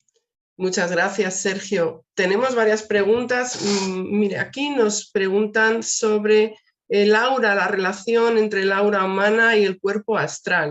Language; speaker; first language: Spanish; native; Spanish